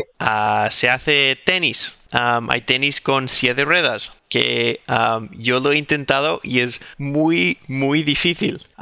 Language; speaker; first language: Spanish; non-native, local second language; Catalan